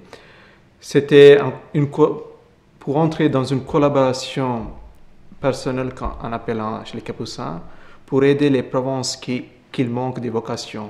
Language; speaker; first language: French; non-native, fluent; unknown